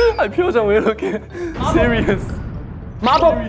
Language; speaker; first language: Korean; native; Korean